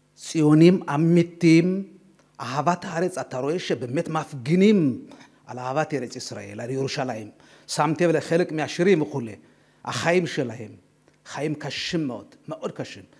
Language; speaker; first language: Hebrew; non-native, fluent; Amharic